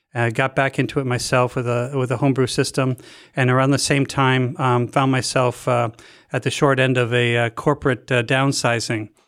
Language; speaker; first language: English; native; English